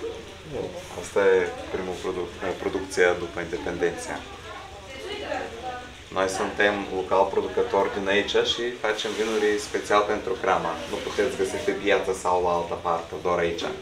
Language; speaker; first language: Romanian; non-native, learner; Bulgarian